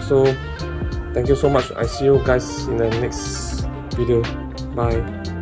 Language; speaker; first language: English; non-native, local second language; Chinese